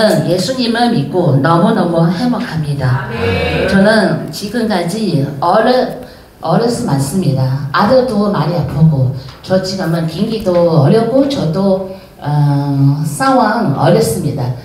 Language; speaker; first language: Korean; non-native, learner; Chinese